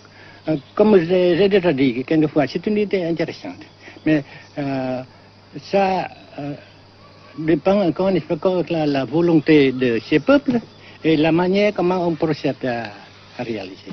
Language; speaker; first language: French; non-native, fluent; Vietnamese